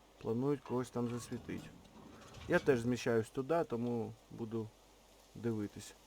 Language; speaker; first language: Ukrainian; non-native, local second language; Russian